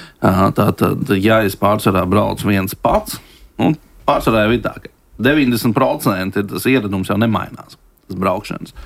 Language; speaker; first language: Latvian; native; Latvian